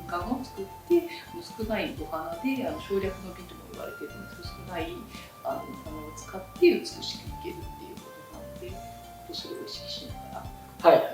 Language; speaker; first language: Japanese; native; Japanese